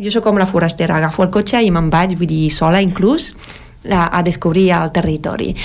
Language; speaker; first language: Catalan; non-native, fluent; French